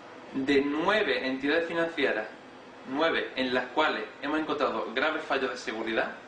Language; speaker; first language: Spanish; native; Spanish